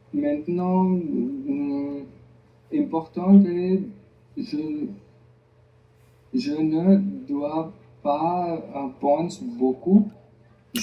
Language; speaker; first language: French; non-native, learner; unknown